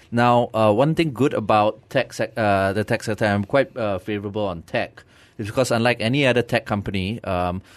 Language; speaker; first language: English; non-native, local second language; Tamil